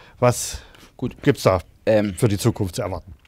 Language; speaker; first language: German; native; German